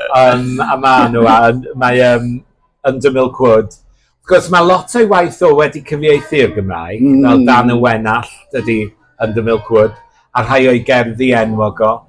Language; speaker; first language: Welsh; native; Welsh